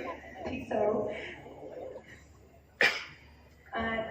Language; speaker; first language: English; non-native, learner; Vietnamese